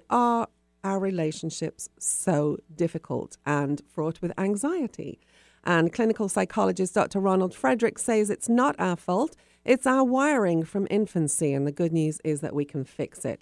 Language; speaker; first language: English; native; English